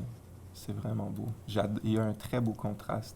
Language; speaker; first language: French; native; French